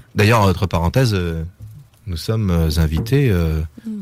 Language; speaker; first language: French; native; French